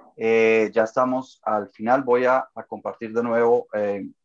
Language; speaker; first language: Spanish; native; Spanish